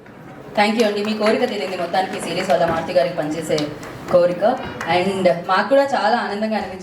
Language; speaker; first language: Telugu; native; Telugu